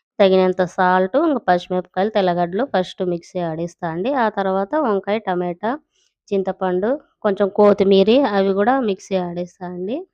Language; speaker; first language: Telugu; native; Telugu